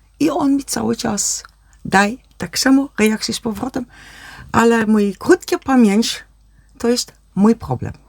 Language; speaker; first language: Polish; non-native, learner; Dutch